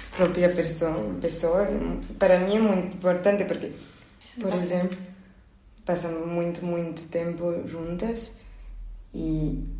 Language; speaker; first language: Portuguese; non-native, learner; Spanish